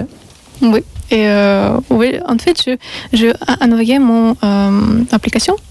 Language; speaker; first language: French; non-native, learner; Russian